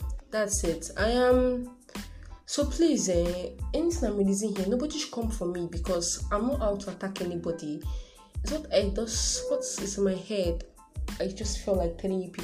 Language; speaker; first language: English; non-native, local second language; Igbo